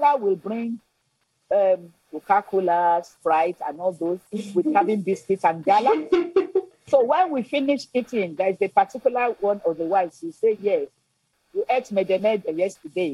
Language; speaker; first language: English; non-native, local second language; Yoruba